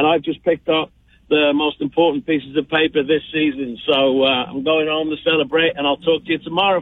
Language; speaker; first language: English; native; English